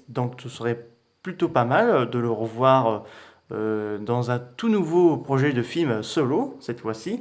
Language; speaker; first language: French; native; French